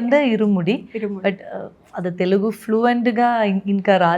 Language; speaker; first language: Telugu; non-native, learner; Malayalam